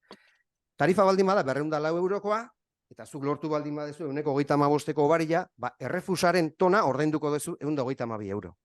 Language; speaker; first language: Basque; native; Basque